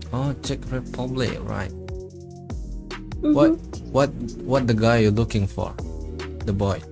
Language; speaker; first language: English; non-native, learner; Indonesian